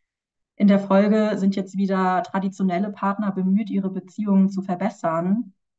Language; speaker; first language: German; native; German